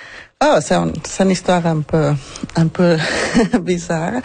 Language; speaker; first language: French; non-native, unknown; Spanish